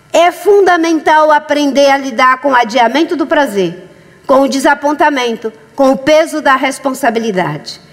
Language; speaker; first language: Portuguese; native; Portuguese